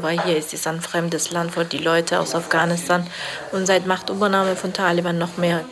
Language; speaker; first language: German; non-native, learner; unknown